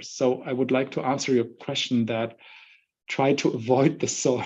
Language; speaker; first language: English; non-native, fluent; German